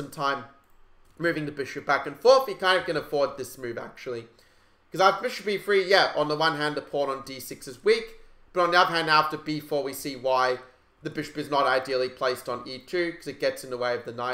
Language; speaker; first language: English; native; English